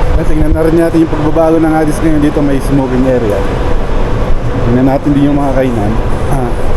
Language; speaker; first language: Filipino; non-native, local second language; Pampanga